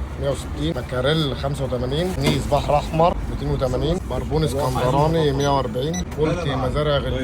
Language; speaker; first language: Arabic; native; Arabic